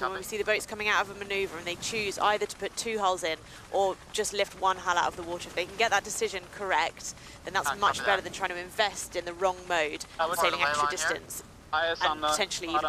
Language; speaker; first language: English; native; English